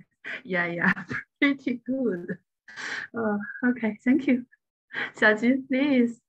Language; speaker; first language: English; non-native, learner; Chinese